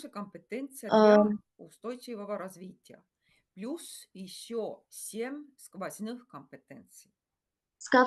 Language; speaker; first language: Russian; non-native, fluent; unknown